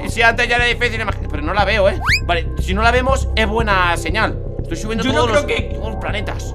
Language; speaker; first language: Spanish; native; Spanish